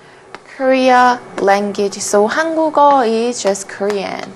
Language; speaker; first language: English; non-native, fluent; Korean